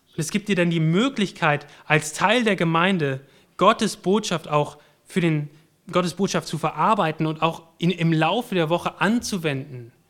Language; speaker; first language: German; native; German